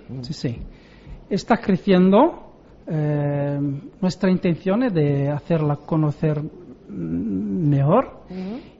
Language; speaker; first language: Spanish; non-native, learner; Italian